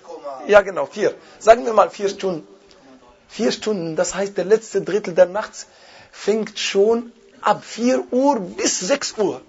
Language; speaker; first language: German; non-native, fluent; Arabic